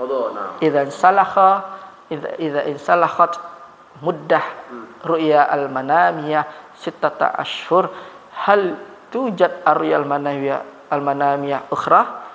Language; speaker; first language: Arabic; non-native, fluent; Malay